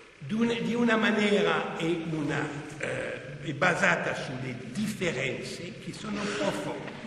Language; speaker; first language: Italian; non-native, fluent; French